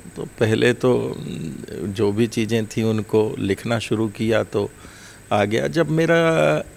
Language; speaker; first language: Hindi; native; Hindi